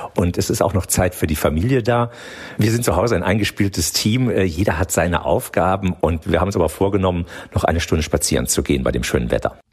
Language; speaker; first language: German; native; German